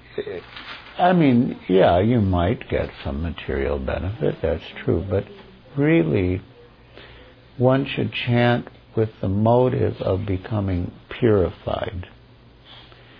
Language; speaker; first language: English; native; English